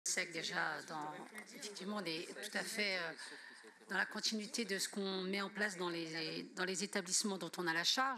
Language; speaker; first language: French; native; French